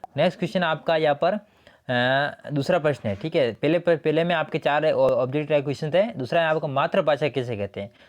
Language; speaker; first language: Hindi; native; Hindi